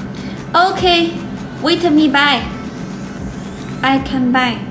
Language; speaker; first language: English; non-native, learner; Chinese